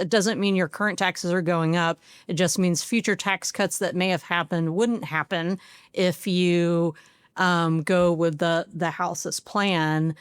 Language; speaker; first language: English; native; English